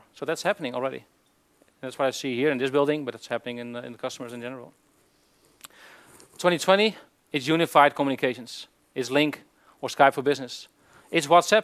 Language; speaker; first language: English; non-native, fluent; Dutch